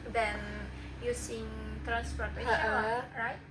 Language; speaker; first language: English; non-native, learner; Indonesian